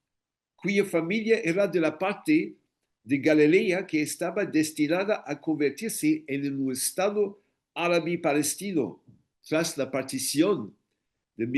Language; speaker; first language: Spanish; non-native, fluent; English